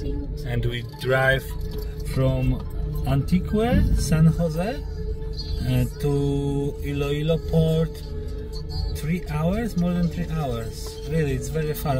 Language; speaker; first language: English; non-native, learner; Polish